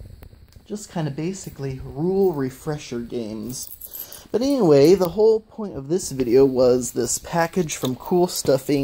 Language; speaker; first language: English; native; English